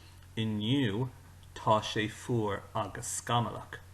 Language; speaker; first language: Irish; non-native, local second language; English